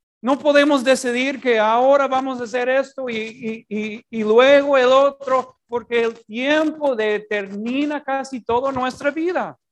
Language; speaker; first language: Spanish; non-native, fluent; English